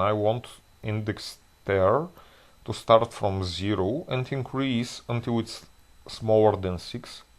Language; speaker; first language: English; non-native, fluent; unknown